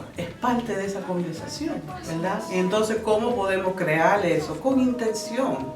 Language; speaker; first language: Spanish; early bilingual, other home language; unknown